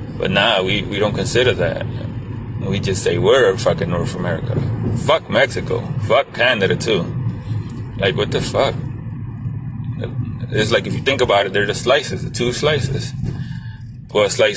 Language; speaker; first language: English; native; English